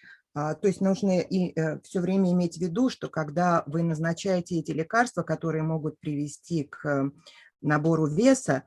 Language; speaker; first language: Russian; native; Russian